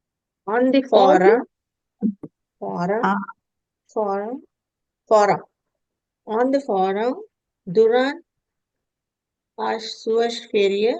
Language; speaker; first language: Portuguese; non-native, learner; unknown